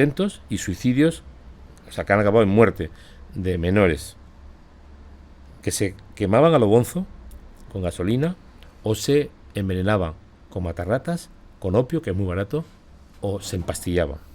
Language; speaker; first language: Spanish; native; Spanish